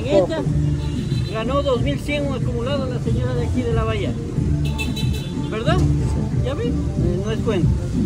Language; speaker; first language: Spanish; native; Spanish